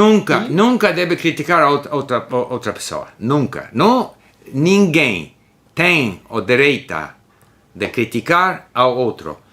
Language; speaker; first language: Portuguese; non-native, learner; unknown